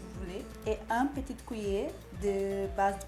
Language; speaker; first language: French; non-native, learner; Portuguese